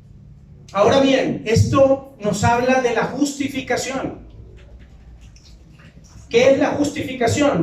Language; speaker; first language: Spanish; native; Spanish